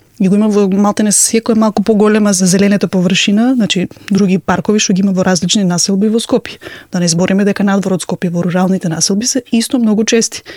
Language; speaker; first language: Macedonian; native; Macedonian